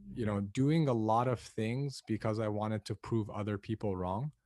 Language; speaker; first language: English; native; English